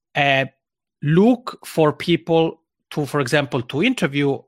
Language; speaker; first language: English; non-native, fluent; Italian